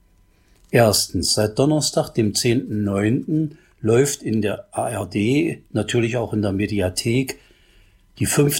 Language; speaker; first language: German; native; German